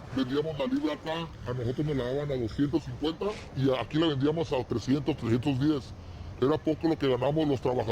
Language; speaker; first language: Spanish; native; Spanish